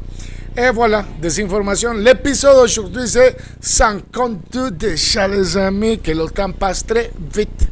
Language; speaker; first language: French; non-native, fluent; Spanish